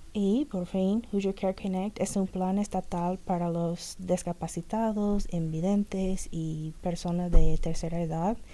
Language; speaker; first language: Spanish; non-native, fluent; English